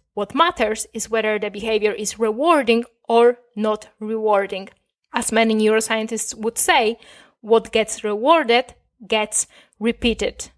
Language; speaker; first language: English; non-native, fluent; Polish